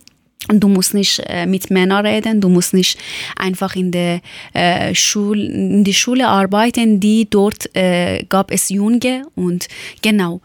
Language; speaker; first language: German; non-native, learner; Persian